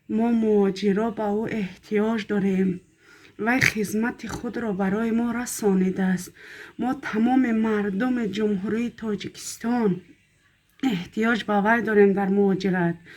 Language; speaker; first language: Tajik; native; Tajik